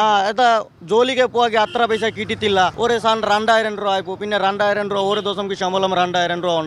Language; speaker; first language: Malayalam; non-native, learner; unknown